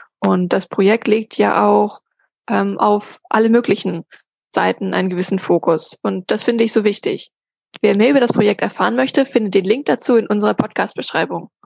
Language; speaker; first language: German; native; German